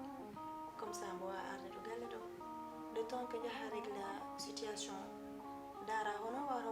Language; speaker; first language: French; non-native, local second language; Fula